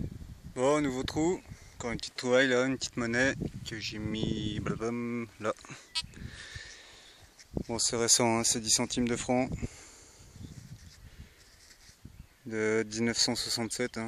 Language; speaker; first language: French; native; French